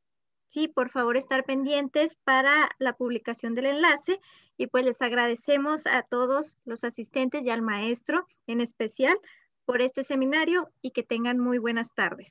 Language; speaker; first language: Spanish; native; Spanish